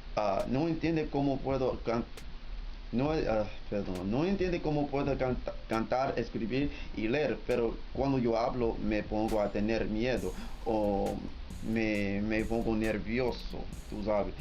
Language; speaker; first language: Spanish; non-native, learner; English